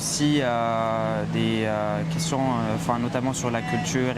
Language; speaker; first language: French; non-native, local second language; Arabic